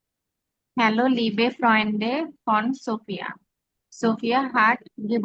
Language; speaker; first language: German; non-native, learner; Bangla